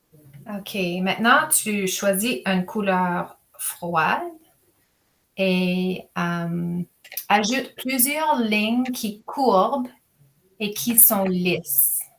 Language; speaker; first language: French; non-native, fluent; English